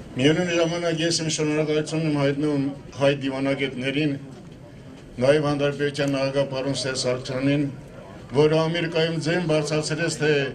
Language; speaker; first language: Armenian; non-native, local second language; Kurdish